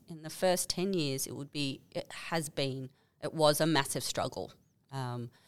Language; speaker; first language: English; native; English